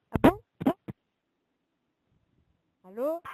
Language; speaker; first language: French; native; French